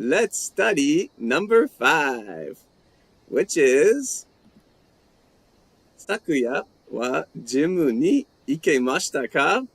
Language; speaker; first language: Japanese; non-native, learner; English